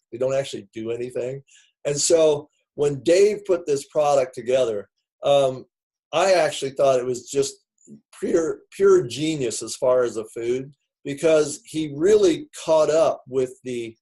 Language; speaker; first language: English; native; English